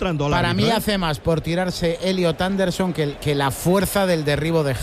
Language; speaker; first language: Spanish; native; Spanish